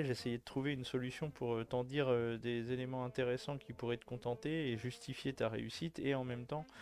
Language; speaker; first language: French; native; French